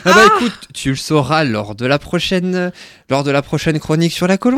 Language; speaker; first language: French; native; French